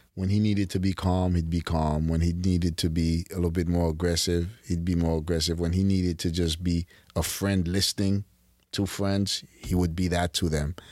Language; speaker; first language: English; early bilingual, other home language; Haitian Creole